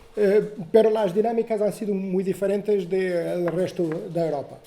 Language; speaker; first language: Spanish; non-native, learner; Portuguese